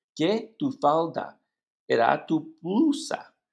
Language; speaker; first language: Spanish; non-native, learner; English